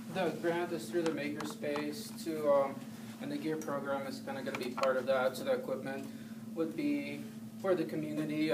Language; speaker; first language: English; non-native, fluent; Thai